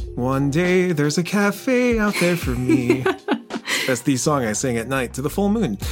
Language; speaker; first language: English; native; English